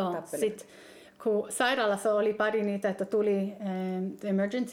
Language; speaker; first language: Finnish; early bilingual, heritage; Hebrew